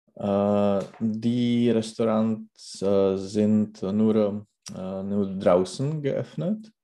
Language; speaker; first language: German; non-native, learner; Czech